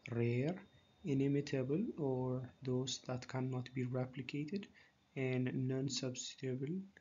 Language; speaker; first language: English; non-native, local second language; Amharic